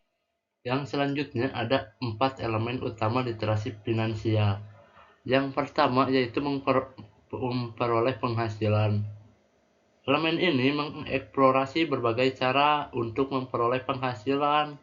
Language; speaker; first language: Indonesian; native; Indonesian